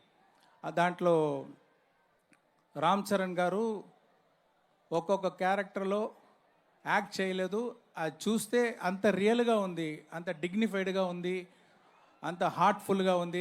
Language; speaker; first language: Telugu; non-native, learner; Tamil